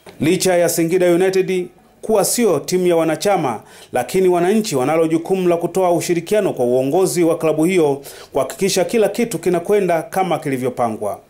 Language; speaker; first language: Swahili; native; Swahili